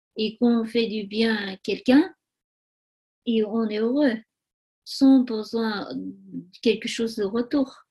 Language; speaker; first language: French; non-native, learner; Tibetan